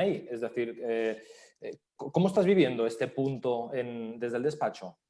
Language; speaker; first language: Spanish; native; Spanish